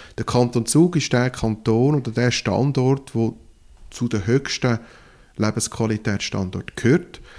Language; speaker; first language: German; non-native, local second language; French